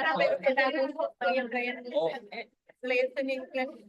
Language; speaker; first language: Spanish; early bilingual, heritage; Spanish